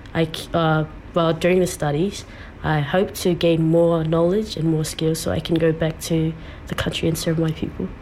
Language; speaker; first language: English; early bilingual, other home language; Samoan